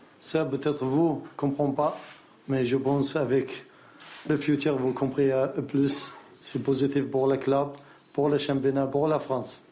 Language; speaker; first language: French; non-native, learner; Arabic